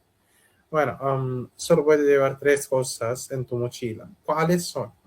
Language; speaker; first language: Spanish; non-native, learner; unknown